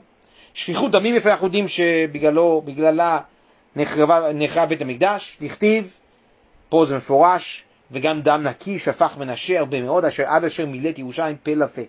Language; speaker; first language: Hebrew; native; Hebrew